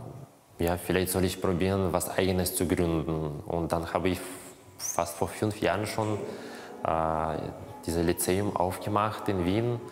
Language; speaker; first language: German; non-native, fluent; Russian